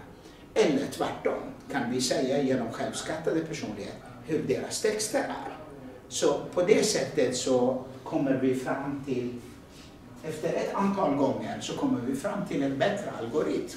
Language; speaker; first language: Swedish; non-native, fluent; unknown